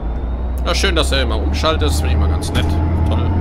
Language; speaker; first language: German; native; German